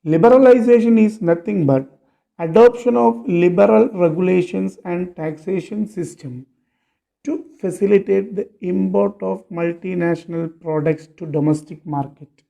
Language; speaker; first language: English; non-native, local second language; Malayalam